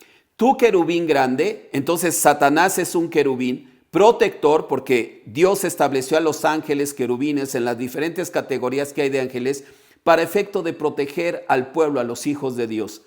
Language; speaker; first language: Spanish; native; Spanish